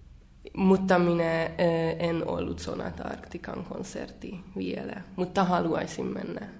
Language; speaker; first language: Finnish; non-native, learner; Hungarian